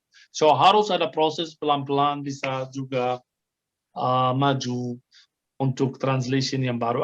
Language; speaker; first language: Indonesian; non-native, fluent; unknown